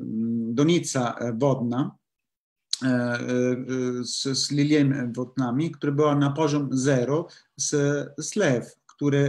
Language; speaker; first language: Polish; non-native, learner; Italian